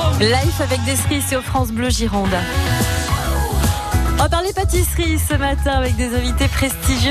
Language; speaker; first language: French; native; French